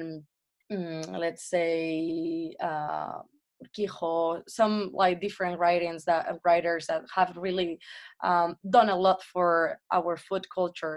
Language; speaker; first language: English; non-native, fluent; Spanish